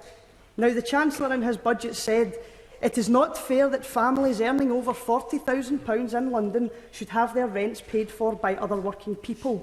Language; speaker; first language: English; native; English